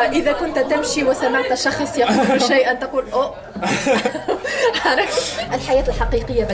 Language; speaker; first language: Arabic; native; Arabic